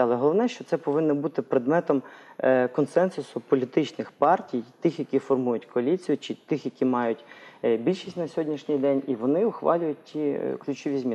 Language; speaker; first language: Ukrainian; native; Ukrainian